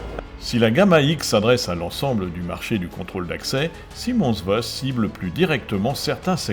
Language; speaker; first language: French; native; French